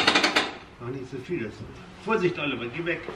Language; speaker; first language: German; native; German